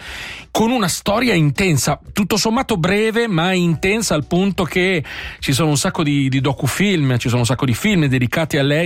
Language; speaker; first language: Italian; native; Italian